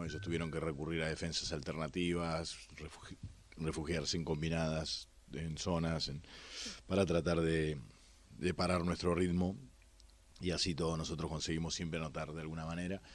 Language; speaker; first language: Spanish; native; Spanish